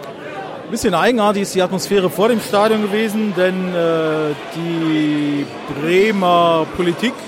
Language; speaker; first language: German; native; German